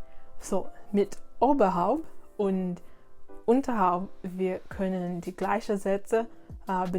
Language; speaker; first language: German; non-native, learner; English